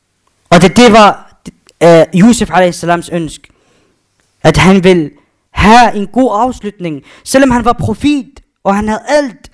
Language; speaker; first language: Danish; non-native, fluent; Arabic